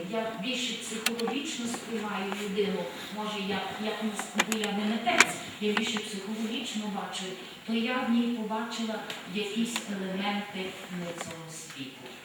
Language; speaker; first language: Ukrainian; native; Ukrainian